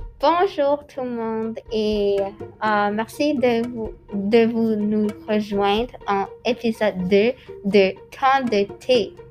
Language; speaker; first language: French; non-native, local second language; English